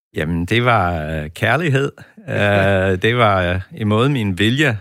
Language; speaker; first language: Danish; non-native, fluent; English